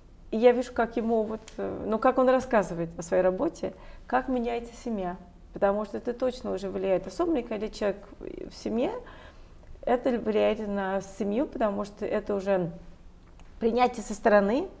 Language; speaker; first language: Russian; non-native, fluent; English